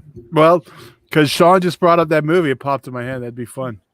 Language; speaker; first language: English; native; English